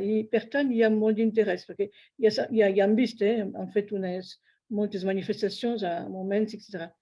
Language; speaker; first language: Catalan; non-native, fluent; French